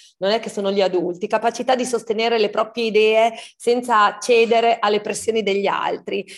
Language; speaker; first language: Italian; native; Italian